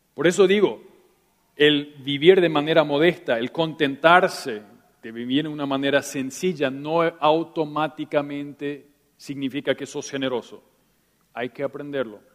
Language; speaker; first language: Spanish; non-native, local second language; German